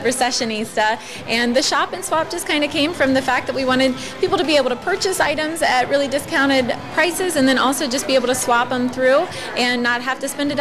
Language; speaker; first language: English; native; English